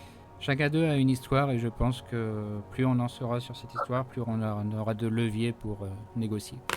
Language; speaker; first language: French; native; French